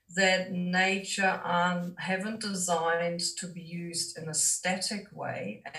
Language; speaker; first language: English; non-native, fluent; German